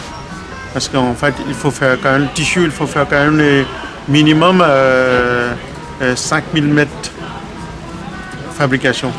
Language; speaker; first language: French; non-native, learner; Nepali